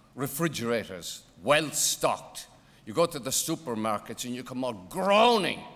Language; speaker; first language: English; native; English